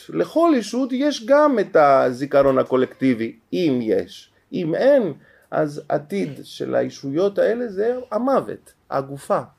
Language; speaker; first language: Hebrew; non-native, fluent; Greek